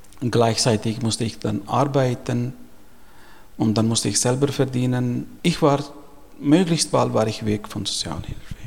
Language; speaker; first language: German; non-native, fluent; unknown